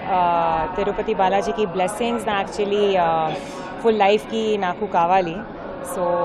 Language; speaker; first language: Telugu; non-native, learner; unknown